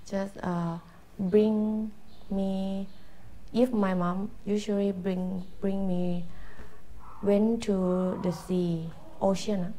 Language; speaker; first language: English; non-native, learner; Thai